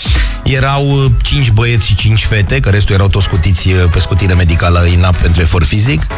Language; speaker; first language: Romanian; native; Romanian